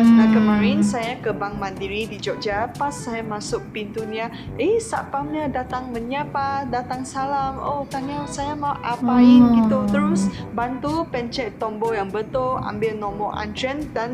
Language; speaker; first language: Indonesian; non-native, fluent; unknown